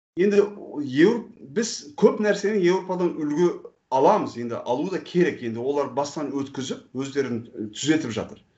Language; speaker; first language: Kazakh; non-native, fluent; Turkish